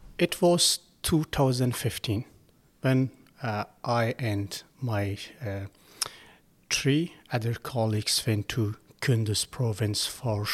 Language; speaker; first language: English; non-native, learner; Persian